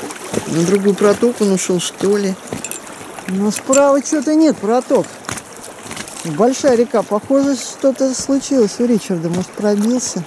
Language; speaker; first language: Russian; native; Russian